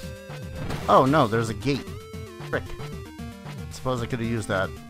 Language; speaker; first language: English; native; English